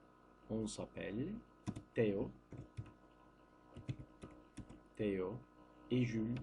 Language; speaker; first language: French; non-native, learner; Turkish